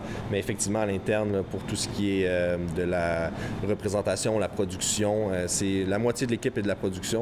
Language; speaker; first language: French; native; French